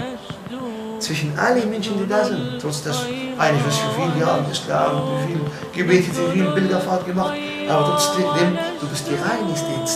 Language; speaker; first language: German; non-native, fluent; Arabic